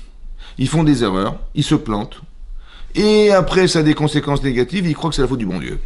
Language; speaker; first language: French; native; French